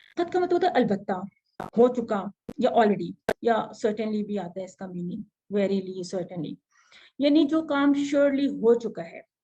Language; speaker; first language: Urdu; native; Urdu